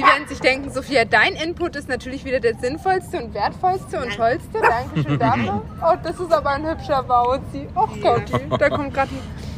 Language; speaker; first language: German; native; German